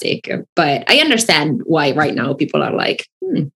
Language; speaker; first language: English; non-native, fluent; Italian